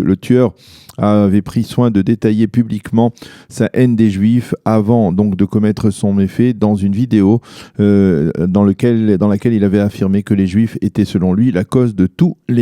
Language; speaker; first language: French; native; French